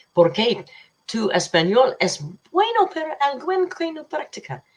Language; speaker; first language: Spanish; non-native, learner; English